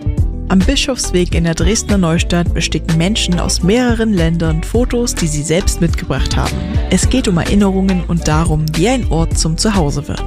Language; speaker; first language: German; native; German